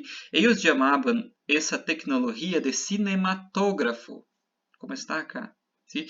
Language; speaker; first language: Spanish; non-native, fluent; Portuguese